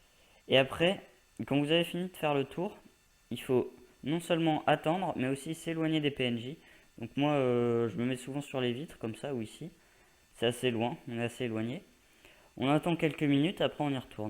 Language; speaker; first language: French; native; French